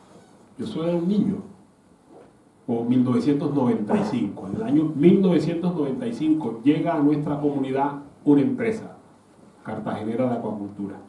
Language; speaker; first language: Spanish; native; Spanish